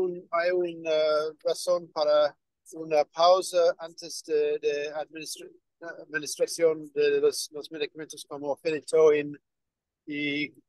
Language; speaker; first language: Spanish; non-native, learner; English